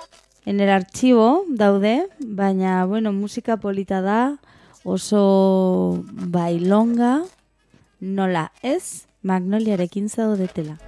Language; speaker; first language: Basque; non-native, local second language; Spanish